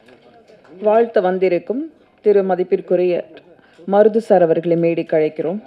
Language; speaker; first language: Tamil; native; Tamil